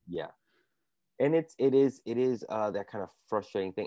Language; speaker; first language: English; early bilingual, other home language; Spanish